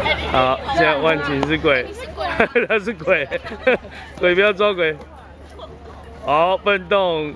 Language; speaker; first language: Chinese; native; Chinese